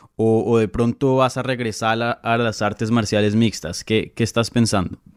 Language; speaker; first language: Spanish; native; Spanish